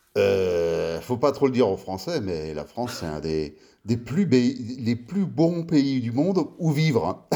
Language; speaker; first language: French; early bilingual, other home language; Italian